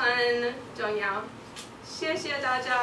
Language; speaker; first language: Chinese; non-native, learner; English